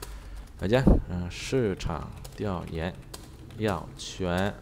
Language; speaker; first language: Chinese; non-native, fluent; Vietnamese